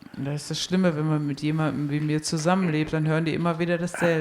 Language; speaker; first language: German; native; German